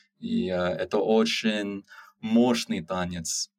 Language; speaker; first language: Russian; non-native, learner; English